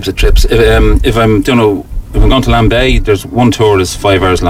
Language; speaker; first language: English; native; English